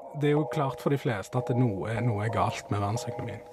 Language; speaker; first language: Norwegian; native; Norwegian